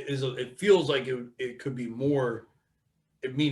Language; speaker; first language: English; native; English